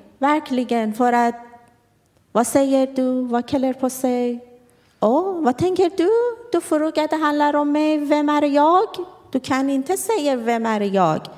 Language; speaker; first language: Swedish; non-native, learner; Persian